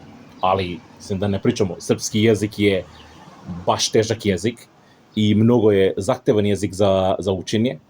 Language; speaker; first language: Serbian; non-native, fluent; English